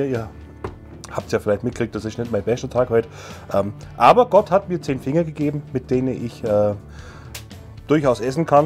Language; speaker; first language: German; native; German